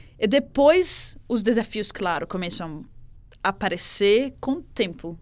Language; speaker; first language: Portuguese; non-native, fluent; Arabic